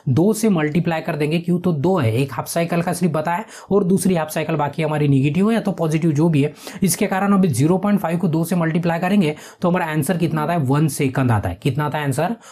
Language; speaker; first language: Hindi; non-native, local second language; Marathi